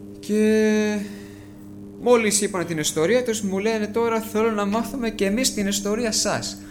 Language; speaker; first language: Greek; early bilingual, heritage; Greek